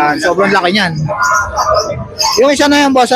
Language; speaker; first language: Filipino; native; Filipino